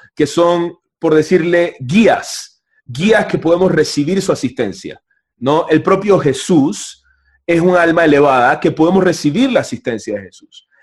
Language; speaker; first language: Spanish; native; Spanish